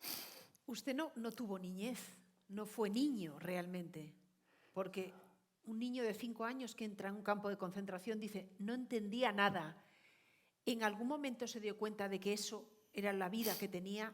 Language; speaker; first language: Spanish; native; Spanish